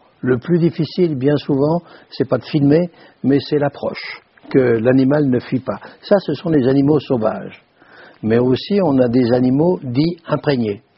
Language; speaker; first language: French; native; French